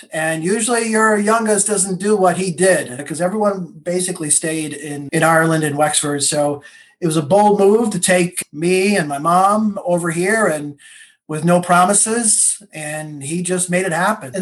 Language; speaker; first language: English; native; English